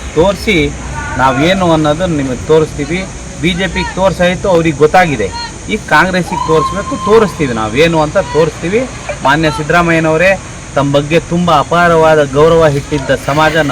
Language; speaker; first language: Kannada; non-native, local second language; Lambadi